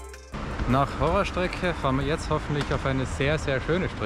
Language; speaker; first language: German; native; German